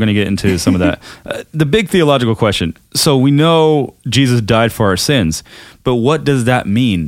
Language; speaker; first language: English; early bilingual, other home language; German